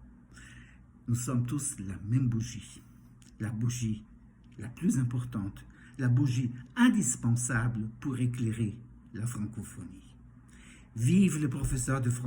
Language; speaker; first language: French; non-native, fluent; Portuguese